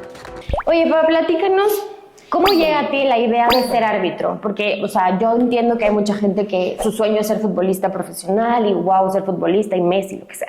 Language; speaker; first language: Spanish; native; Spanish